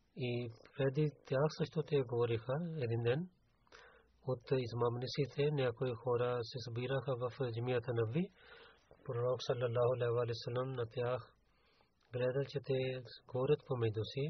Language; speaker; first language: Bulgarian; non-native, learner; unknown